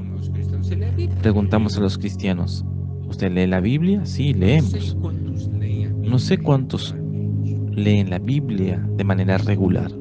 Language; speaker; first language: Spanish; non-native, fluent; Portuguese